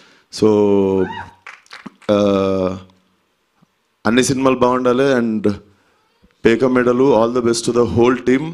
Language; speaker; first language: Telugu; native; Telugu